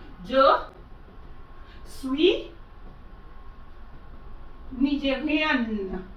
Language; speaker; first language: French; non-native, fluent; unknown